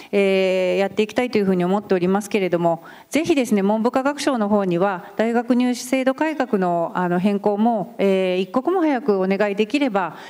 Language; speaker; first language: Japanese; native; Japanese